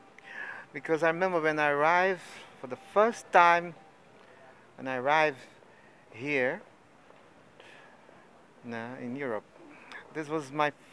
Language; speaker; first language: English; non-native, fluent; Portuguese